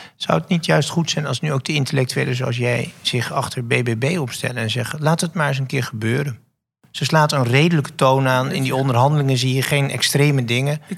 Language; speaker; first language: Dutch; native; Dutch